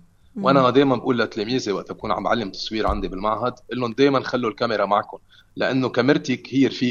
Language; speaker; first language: Arabic; native; Arabic